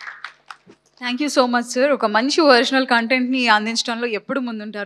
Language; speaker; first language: Telugu; native; Telugu